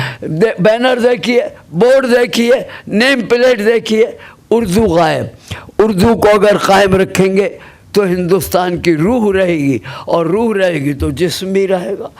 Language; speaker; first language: Urdu; native; Urdu